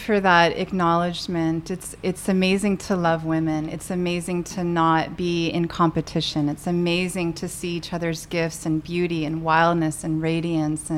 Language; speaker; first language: English; native; English